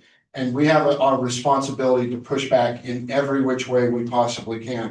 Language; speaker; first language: English; native; English